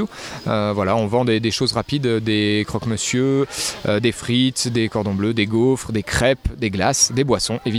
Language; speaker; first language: French; native; French